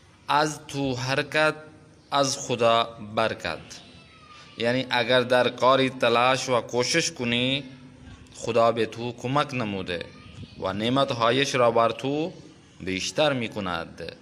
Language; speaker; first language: Persian; non-native, fluent; Urdu